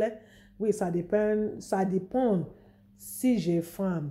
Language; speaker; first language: French; non-native, fluent; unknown